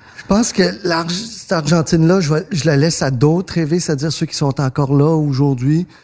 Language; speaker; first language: French; early bilingual, other home language; Spanish